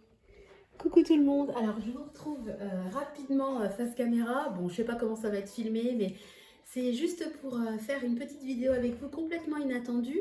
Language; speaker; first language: French; native; French